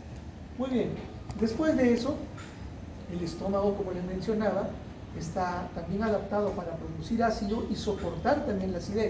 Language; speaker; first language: Spanish; native; Spanish